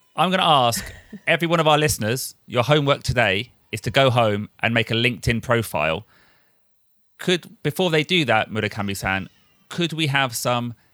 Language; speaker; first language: English; native; English